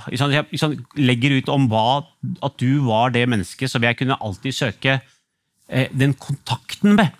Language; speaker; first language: Norwegian; early bilingual, other home language; Urdu